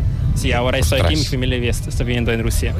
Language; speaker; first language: Spanish; non-native, learner; Korean